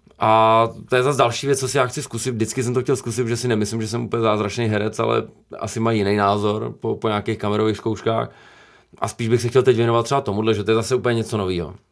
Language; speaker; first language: Czech; native; Czech